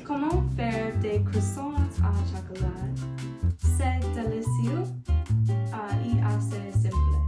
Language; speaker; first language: French; non-native, learner; English